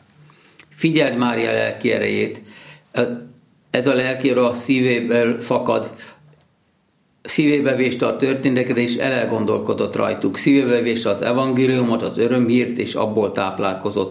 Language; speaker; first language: Hungarian; native; Hungarian